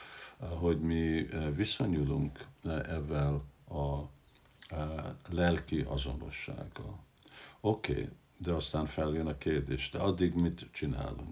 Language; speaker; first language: Hungarian; non-native, fluent; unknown